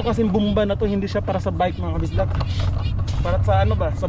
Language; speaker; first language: Filipino; non-native, local second language; Cebuano